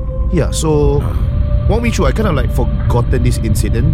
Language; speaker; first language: English; non-native, local second language; Malay